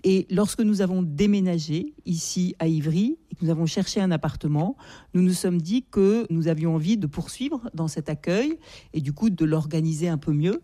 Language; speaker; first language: French; native; French